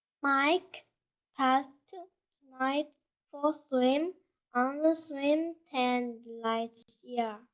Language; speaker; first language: English; non-native, learner; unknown